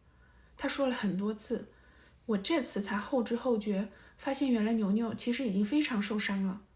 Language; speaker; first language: Chinese; native; Chinese